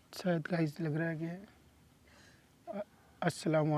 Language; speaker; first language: Hindi; native; Hindi